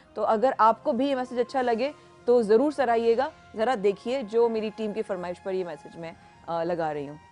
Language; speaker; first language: Urdu; native; Urdu